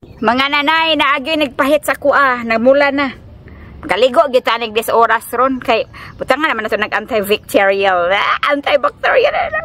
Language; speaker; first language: Filipino; non-native, local second language; Cebuano